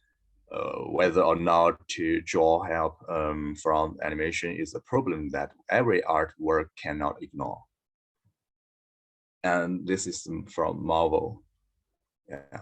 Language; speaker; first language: English; non-native, learner; Chinese